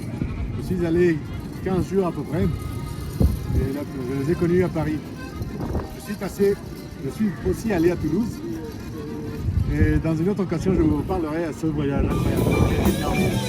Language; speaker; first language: French; non-native, fluent; Spanish